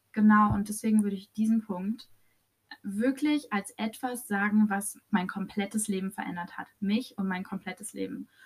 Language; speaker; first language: German; early bilingual, other home language; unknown